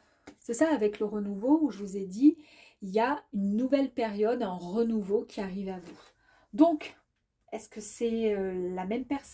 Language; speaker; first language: French; native; French